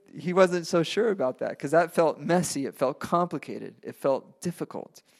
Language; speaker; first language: English; non-native, fluent; Spanish